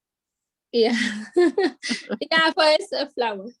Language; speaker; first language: English; non-native, learner; Spanish